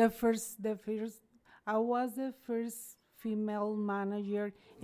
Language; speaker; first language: English; non-native, learner; Spanish